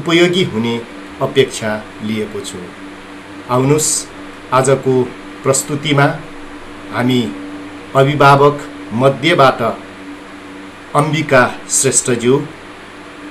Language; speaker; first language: Nepali; non-native, local second language; Newari